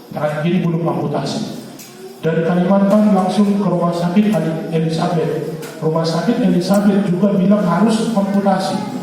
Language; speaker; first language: Indonesian; non-native, local second language; Batak Toba